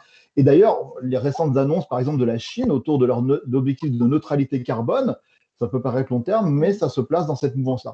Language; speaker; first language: French; native; French